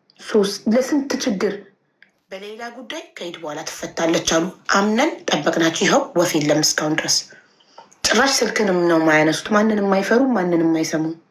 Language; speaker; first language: Amharic; native; Amharic